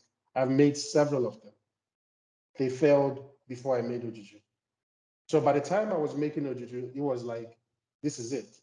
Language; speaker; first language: English; non-native, local second language; Igbo